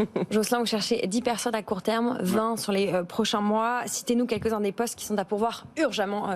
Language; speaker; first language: French; native; French